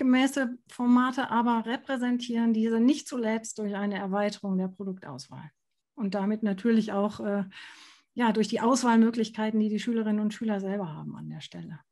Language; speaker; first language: German; native; German